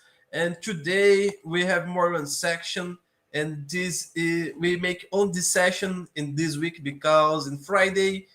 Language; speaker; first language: English; non-native, learner; Portuguese